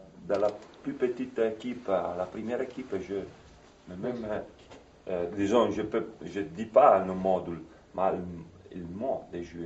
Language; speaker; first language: French; non-native, fluent; Italian